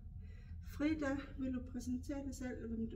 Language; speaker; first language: Danish; non-native, local second language; Kalaallisut